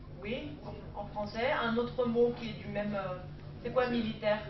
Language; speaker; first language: French; native; French